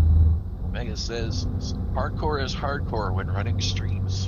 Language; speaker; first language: English; native; English